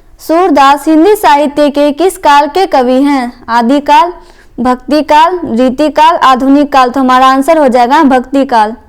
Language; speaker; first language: Hindi; native; Hindi